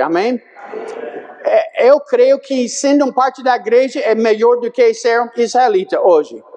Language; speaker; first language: Portuguese; non-native, fluent; English